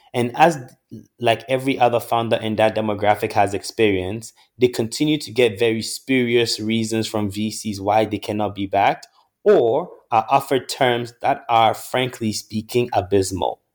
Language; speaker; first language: English; non-native, local second language; Akan